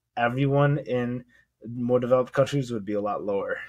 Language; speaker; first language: English; native; English